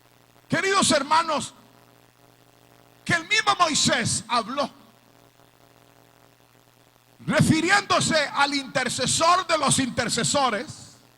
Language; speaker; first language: Spanish; native; Spanish